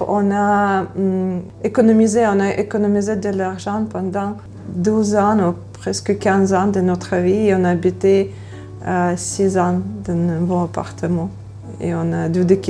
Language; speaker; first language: French; non-native, learner; Ukrainian